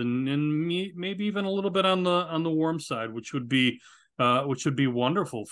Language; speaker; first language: English; native; English